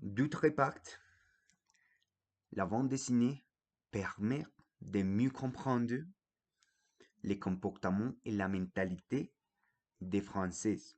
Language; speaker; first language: French; non-native, fluent; Spanish